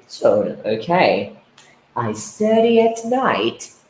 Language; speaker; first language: English; non-native, fluent; Portuguese